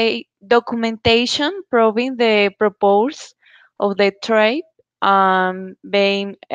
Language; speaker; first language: English; non-native, learner; Spanish